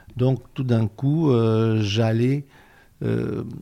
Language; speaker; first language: French; non-native, fluent; Romanian